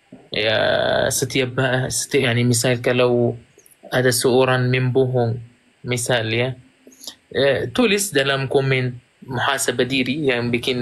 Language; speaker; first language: Indonesian; non-native, fluent; Arabic